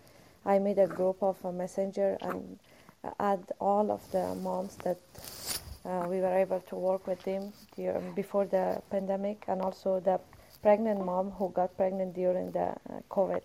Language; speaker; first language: English; non-native, fluent; Persian